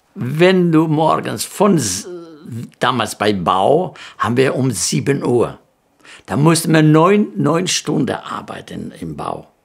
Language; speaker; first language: German; non-native, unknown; Greek